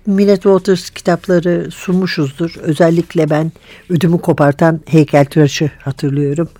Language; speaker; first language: Turkish; native; Turkish